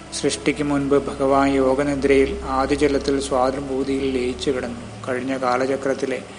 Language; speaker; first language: Malayalam; native; Malayalam